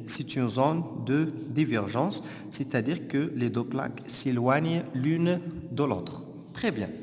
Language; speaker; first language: French; non-native, local second language; Arabic